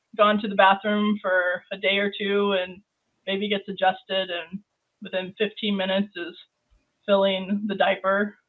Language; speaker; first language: English; native; English